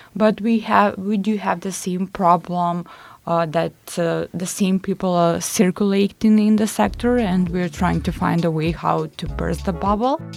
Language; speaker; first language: English; non-native, fluent; Macedonian